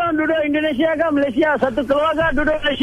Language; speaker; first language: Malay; non-native, local second language; Tamil